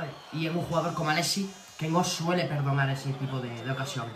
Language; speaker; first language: Spanish; native; Spanish